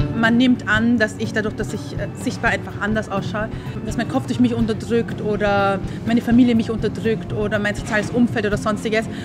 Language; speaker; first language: German; early bilingual, other home language; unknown